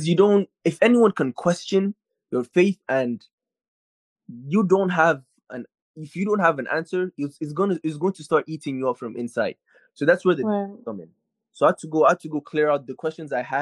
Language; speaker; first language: English; non-native, local second language; Hausa